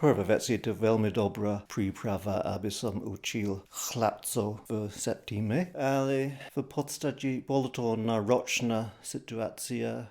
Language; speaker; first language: Slovak; non-native, fluent; English